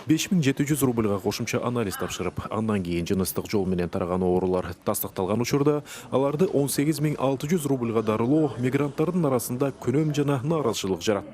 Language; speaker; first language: Kyrgyz; native; Kyrgyz